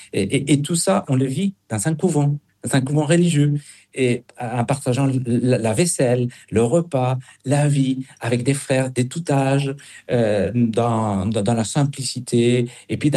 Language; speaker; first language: French; non-native, fluent; Spanish